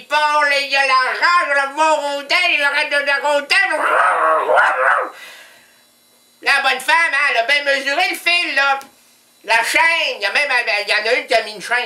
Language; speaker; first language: French; native; French